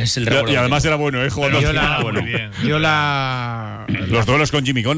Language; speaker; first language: Spanish; native; Spanish